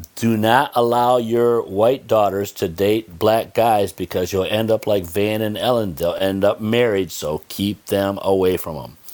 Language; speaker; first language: English; native; English